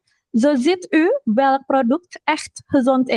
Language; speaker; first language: Dutch; non-native, fluent; Indonesian